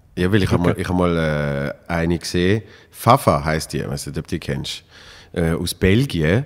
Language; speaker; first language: German; native; German